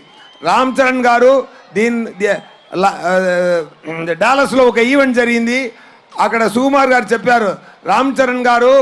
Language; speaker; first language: Telugu; non-native, learner; Tamil